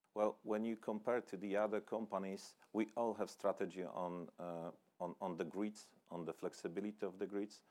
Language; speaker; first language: English; non-native, fluent; Polish